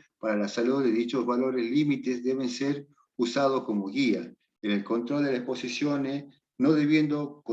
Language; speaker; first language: Spanish; native; Spanish